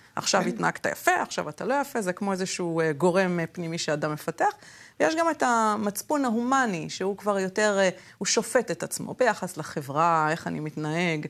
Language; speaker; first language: Hebrew; native; Hebrew